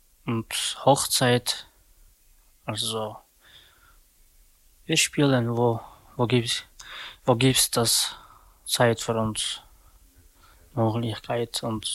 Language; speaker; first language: German; non-native, learner; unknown